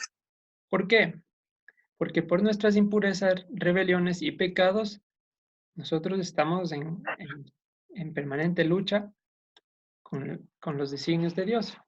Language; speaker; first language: Spanish; native; Spanish